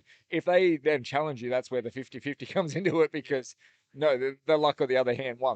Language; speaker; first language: English; native; English